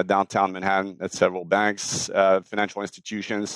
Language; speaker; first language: English; non-native, fluent; French